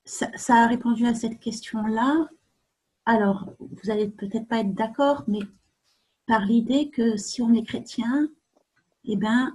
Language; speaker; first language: French; native; French